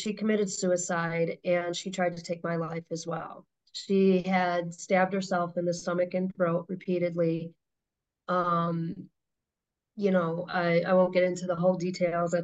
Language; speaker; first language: English; native; English